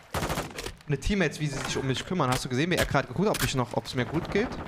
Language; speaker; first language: German; native; German